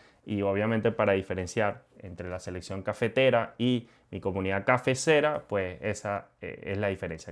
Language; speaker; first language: Spanish; native; Spanish